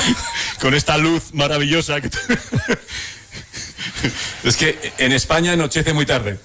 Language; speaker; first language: Spanish; native; Spanish